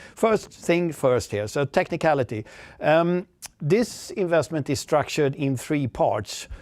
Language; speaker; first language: English; non-native, fluent; Swedish